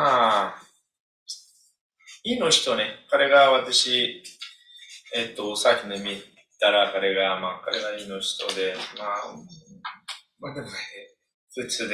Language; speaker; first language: Japanese; non-native, learner; Portuguese